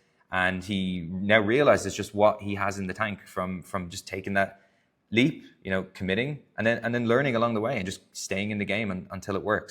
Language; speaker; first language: English; native; English